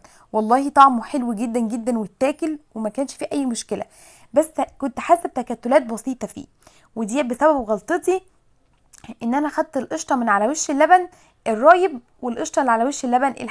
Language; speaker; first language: Arabic; native; Arabic